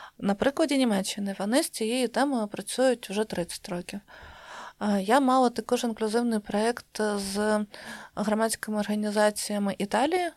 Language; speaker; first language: Ukrainian; non-native, local second language; Russian